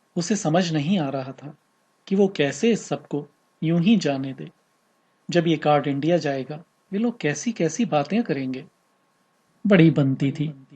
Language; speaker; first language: Hindi; native; Hindi